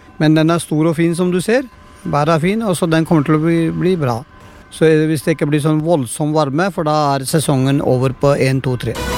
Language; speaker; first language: Norwegian; non-native, fluent; Punjabi